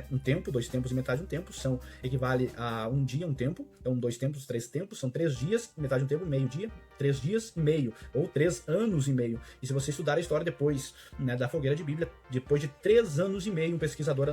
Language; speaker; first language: Portuguese; native; Portuguese